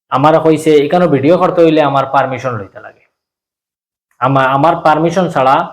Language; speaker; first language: Bangla; native; Bangla